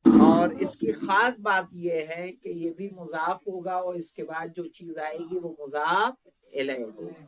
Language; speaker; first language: Urdu; native; Urdu